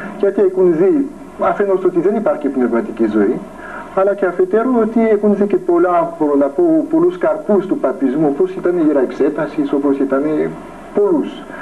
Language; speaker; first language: Greek; non-native, fluent; French